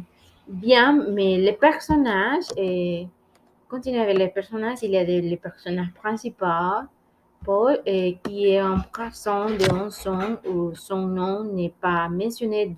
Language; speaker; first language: French; non-native, learner; Spanish